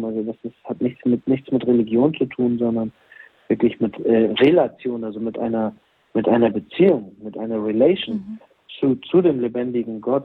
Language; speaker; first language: German; native; German